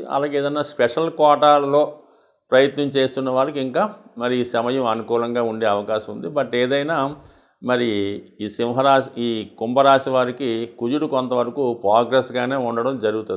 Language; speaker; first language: Telugu; native; Telugu